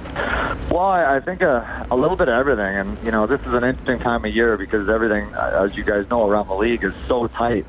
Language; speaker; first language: English; native; English